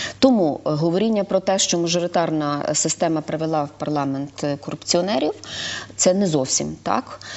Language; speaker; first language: Ukrainian; native; Ukrainian